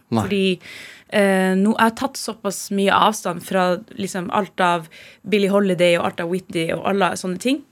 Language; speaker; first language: Norwegian; native; Norwegian